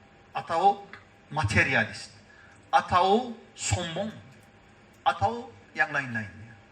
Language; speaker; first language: Indonesian; non-native, learner; Turkish